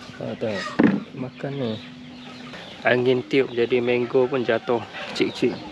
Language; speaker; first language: Malay; non-native, fluent; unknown